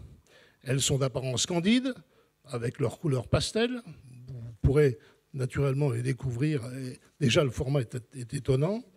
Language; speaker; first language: French; native; French